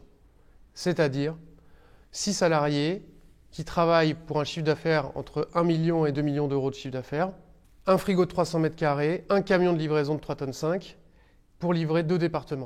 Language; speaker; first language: French; native; French